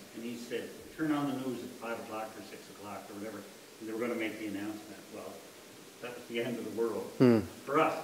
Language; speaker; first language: English; native; English